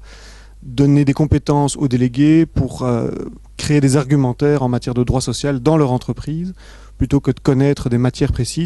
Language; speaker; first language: French; native; French